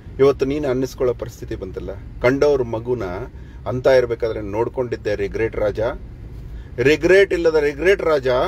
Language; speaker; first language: Kannada; native; Kannada